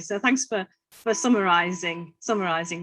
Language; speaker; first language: English; native; English